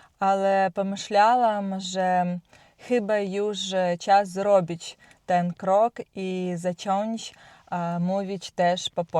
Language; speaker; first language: Polish; non-native, learner; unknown